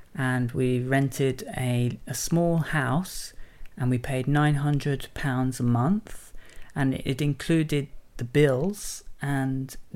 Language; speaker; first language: English; native; English